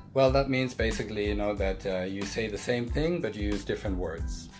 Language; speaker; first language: English; native; English